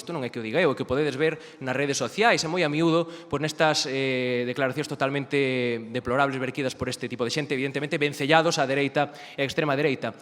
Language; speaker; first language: Galician; native; Galician